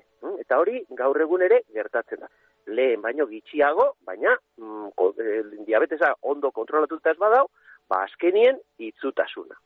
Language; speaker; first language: Basque; native; Basque